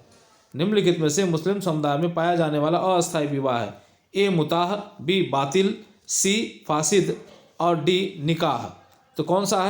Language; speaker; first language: Hindi; native; Hindi